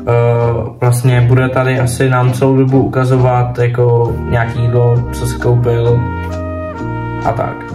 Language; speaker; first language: Czech; native; Czech